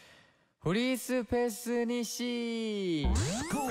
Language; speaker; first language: Japanese; non-native, learner; Korean